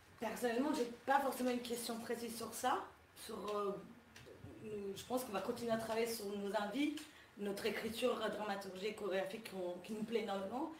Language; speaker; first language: French; non-native, fluent; Spanish